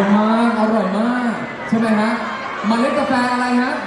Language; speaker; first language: Thai; native; Thai